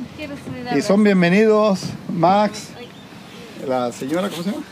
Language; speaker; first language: Spanish; native; Spanish